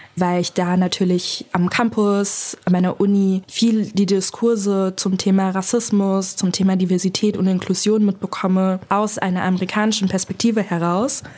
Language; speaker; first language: German; native; German